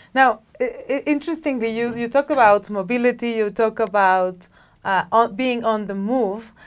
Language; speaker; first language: English; non-native, fluent; Spanish